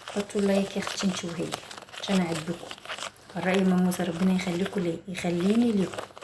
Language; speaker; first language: Arabic; native; Arabic